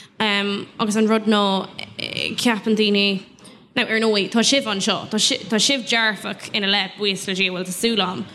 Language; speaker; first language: Irish; non-native, local second language; English